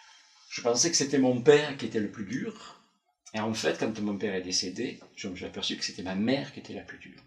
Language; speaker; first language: French; native; French